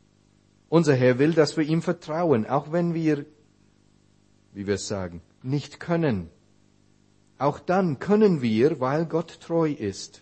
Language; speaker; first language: German; non-native, fluent; English